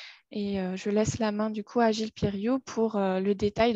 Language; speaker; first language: French; native; French